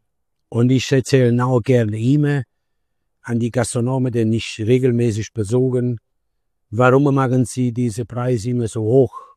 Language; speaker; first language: German; non-native, learner; Italian